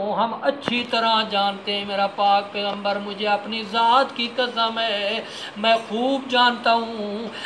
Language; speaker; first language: Urdu; non-native, local second language; Punjabi